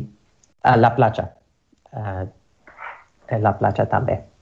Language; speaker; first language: Catalan; non-native, learner; English